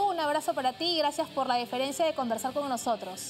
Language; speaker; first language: Spanish; native; Spanish